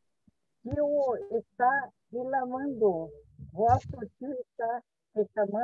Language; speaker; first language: Spanish; non-native, learner; Portuguese